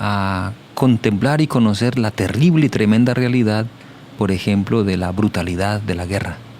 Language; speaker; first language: Spanish; native; Spanish